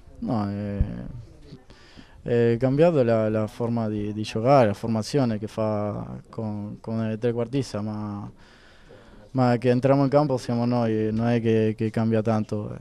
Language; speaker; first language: Italian; non-native, fluent; Spanish